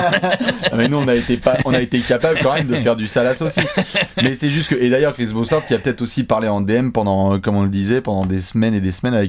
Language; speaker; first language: French; native; French